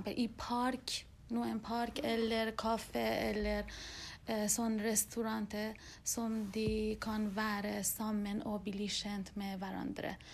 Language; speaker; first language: Norwegian; non-native, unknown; Persian